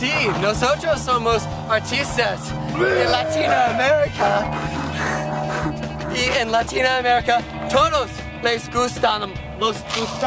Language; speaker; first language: Spanish; non-native, learner; English